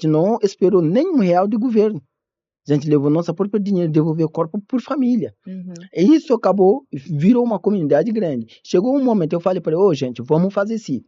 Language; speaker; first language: Portuguese; non-native, learner; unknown